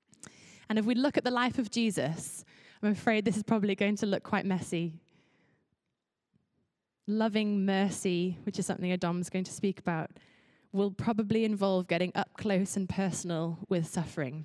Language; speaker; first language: English; native; English